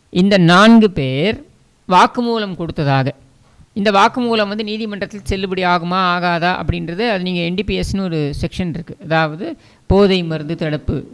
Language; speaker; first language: Tamil; native; Tamil